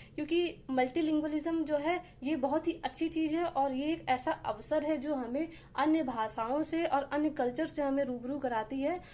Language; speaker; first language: Hindi; native; Hindi